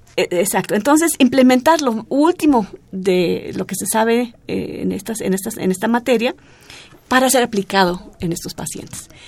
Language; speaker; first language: Spanish; non-native, fluent; German